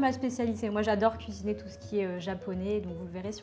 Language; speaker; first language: French; native; French